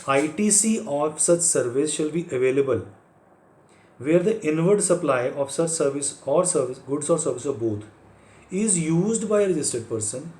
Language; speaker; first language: English; non-native, local second language; Punjabi